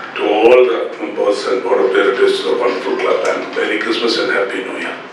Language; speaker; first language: English; non-native, local second language; Malayalam